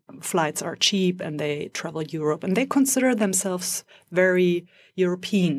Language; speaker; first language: English; non-native, fluent; German